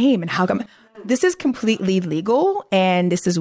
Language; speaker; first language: English; non-native, fluent; Arabic